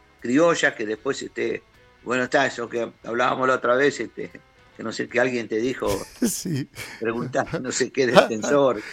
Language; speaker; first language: Spanish; native; Spanish